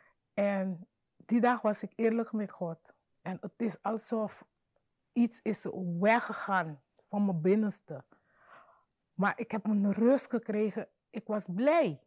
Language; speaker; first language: Dutch; non-native, learner; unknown